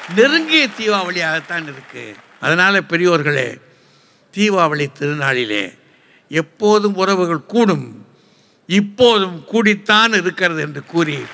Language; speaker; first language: Tamil; native; Tamil